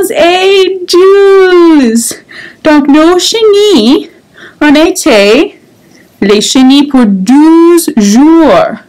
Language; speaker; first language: French; non-native, fluent; English